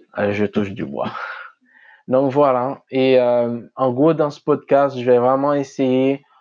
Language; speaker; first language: French; non-native, local second language; Haitian Creole